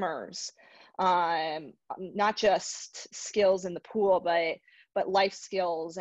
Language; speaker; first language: English; native; English